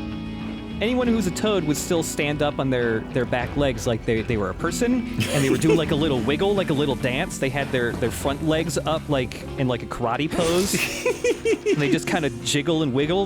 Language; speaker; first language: English; native; English